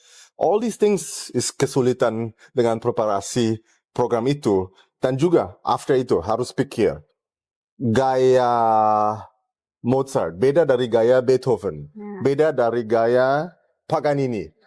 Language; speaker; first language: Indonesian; early bilingual, heritage; German